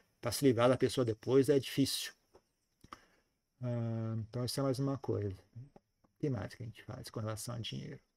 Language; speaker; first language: Portuguese; native; Portuguese